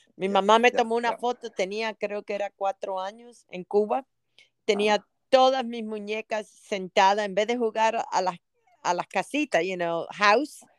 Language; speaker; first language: Spanish; native; Spanish